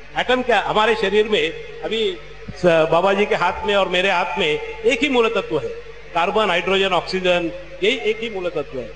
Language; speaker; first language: Hindi; non-native, local second language; Marathi